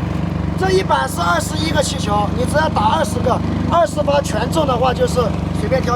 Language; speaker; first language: Chinese; native; Chinese